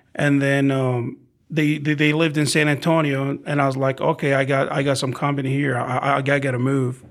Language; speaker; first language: English; non-native, fluent; Arabic